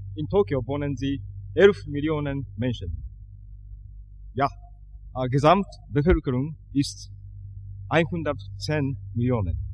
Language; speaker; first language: German; non-native, learner; Japanese